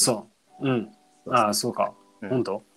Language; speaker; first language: Japanese; non-native, learner; English